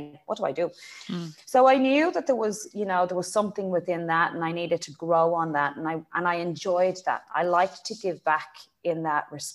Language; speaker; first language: English; native; English